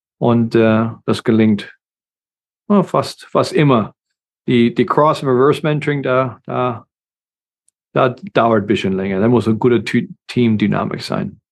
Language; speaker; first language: German; non-native, fluent; English